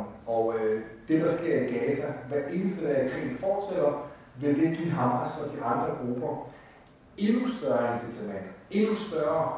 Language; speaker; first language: Danish; native; Danish